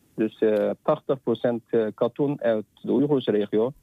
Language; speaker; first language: Dutch; non-native, fluent; Uyghur